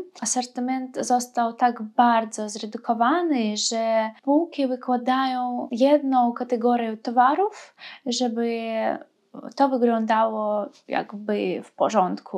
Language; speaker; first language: Polish; non-native, fluent; Russian